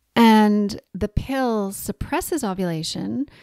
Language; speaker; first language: English; native; English